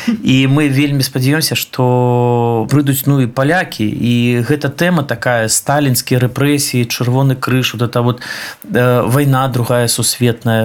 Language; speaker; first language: Belarusian; non-native, local second language; Russian